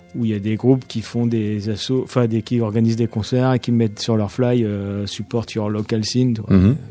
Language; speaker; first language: French; native; French